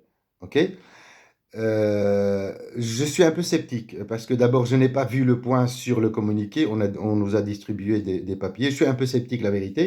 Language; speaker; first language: French; native; French